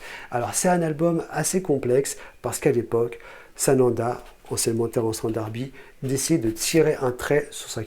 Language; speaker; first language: French; native; French